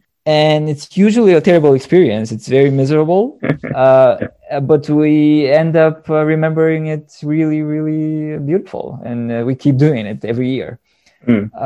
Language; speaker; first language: English; non-native, fluent; Bulgarian